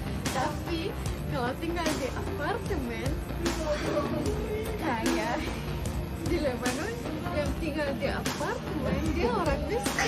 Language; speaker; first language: Indonesian; non-native, fluent; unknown